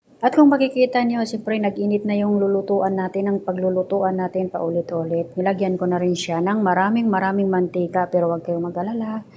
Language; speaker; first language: Filipino; non-native, local second language; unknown